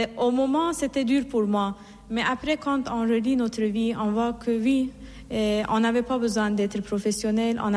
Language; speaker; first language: French; non-native, fluent; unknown